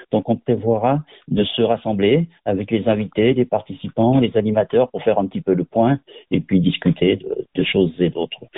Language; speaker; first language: French; native; French